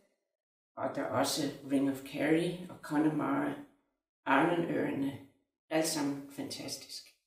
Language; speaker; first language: Danish; non-native, local second language; Irish